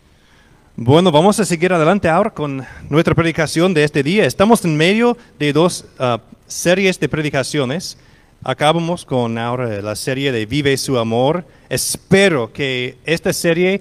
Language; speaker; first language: Spanish; non-native, fluent; English